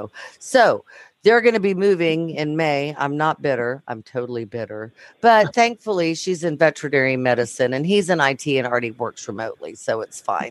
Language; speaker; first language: English; native; English